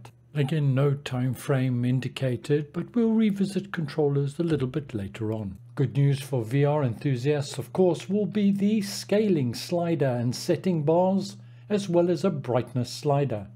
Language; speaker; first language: English; native; English